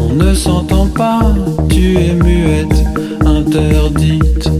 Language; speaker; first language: French; native; French